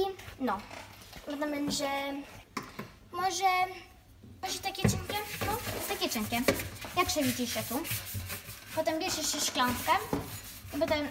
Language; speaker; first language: Polish; early bilingual, heritage; Polish